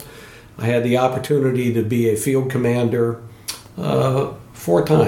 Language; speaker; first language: English; native; English